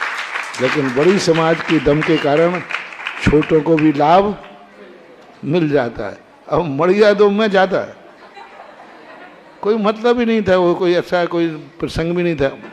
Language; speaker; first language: Hindi; native; Hindi